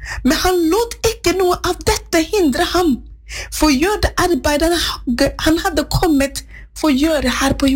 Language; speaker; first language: Norwegian; non-native, fluent; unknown